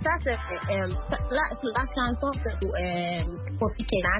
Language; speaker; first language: French; non-native, learner; Akan